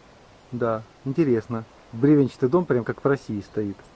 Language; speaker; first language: Russian; native; Russian